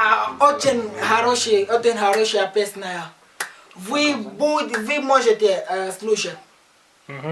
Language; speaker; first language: Russian; non-native, learner; Portuguese